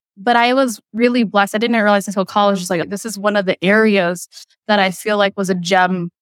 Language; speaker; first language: English; early bilingual, other home language; Western Cham